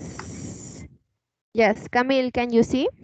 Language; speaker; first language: English; non-native, fluent; Spanish